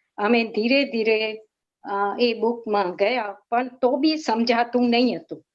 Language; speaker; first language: Gujarati; non-native, local second language; Sindhi